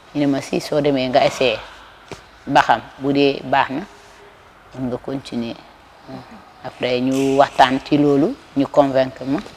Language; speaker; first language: Wolof; non-native, local second language; Jola-Fonyi